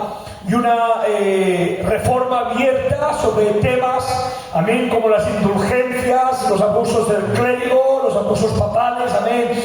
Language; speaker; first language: Spanish; native; Spanish